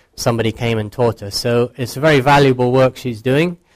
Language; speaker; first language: English; native; English